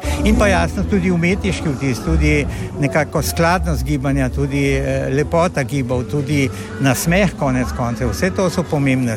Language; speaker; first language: Slovenian; native; Slovenian